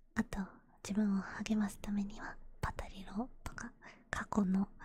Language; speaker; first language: Japanese; non-native, fluent; English